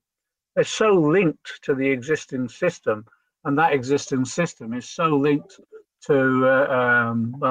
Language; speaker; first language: English; native; English